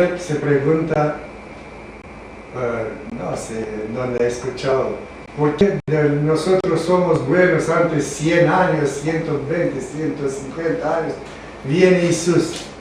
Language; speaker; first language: Spanish; non-native, learner; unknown